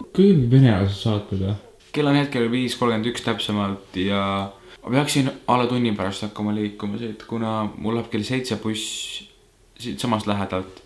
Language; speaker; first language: Estonian; early bilingual, heritage; Estonian